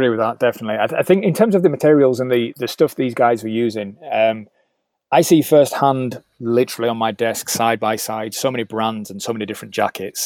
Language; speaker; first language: English; native; English